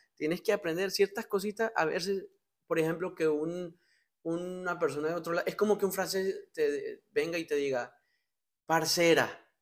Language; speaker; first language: Spanish; native; Spanish